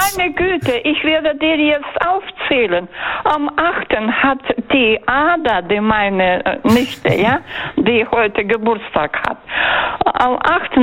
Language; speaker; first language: German; non-native, fluent; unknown